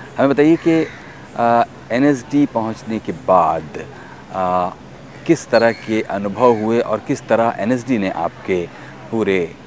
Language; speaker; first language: Hindi; native; Hindi